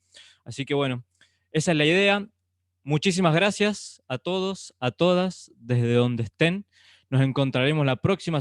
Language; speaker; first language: Spanish; native; Spanish